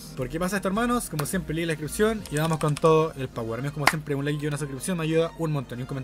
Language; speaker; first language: Spanish; native; Spanish